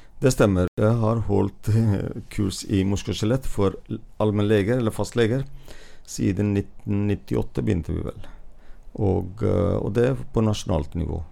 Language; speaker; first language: Norwegian; non-native, fluent; Hindi